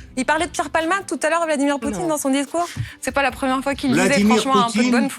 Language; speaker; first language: French; native; French